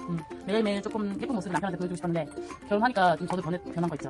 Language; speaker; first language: Korean; native; Korean